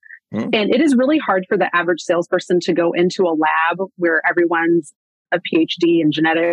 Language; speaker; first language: English; native; English